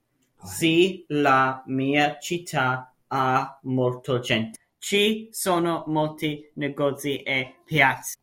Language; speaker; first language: Italian; non-native, learner; English